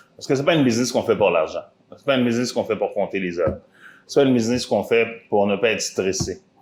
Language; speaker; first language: French; early bilingual, other home language; Haitian Creole